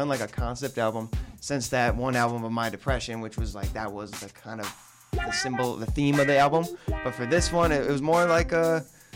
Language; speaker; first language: English; native; English